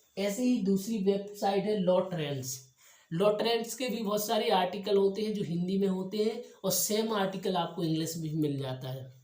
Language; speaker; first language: Hindi; native; Hindi